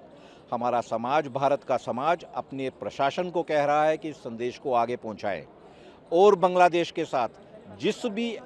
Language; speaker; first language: Hindi; native; Hindi